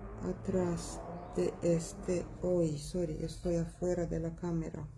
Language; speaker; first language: Spanish; non-native, local second language; Arabic